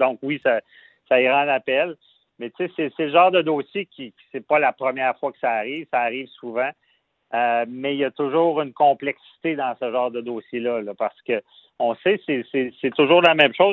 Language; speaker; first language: French; native; French